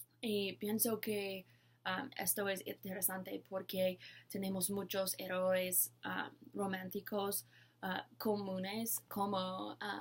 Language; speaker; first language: Spanish; non-native, learner; English